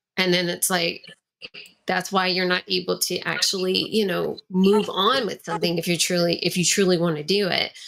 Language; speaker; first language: English; native; English